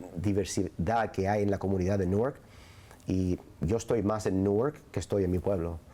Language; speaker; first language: Spanish; early bilingual, other home language; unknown